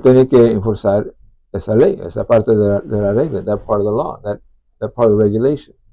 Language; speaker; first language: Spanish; early bilingual, other home language; English